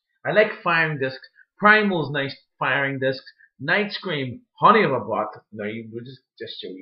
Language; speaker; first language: English; native; English